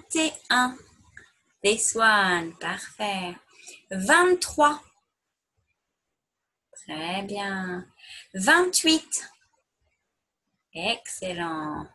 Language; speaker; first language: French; non-native, fluent; English